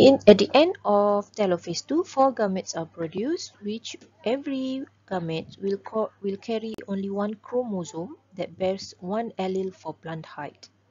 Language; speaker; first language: English; non-native, local second language; Malay